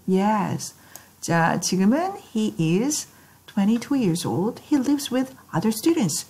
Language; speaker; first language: English; non-native, fluent; Korean